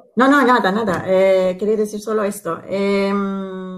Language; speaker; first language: Spanish; non-native, fluent; Italian